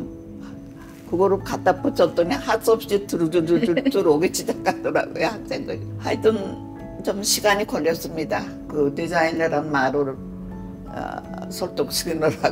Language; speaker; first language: Korean; early bilingual, heritage; Korean